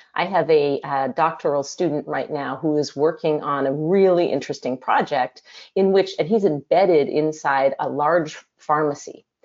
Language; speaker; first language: English; native; English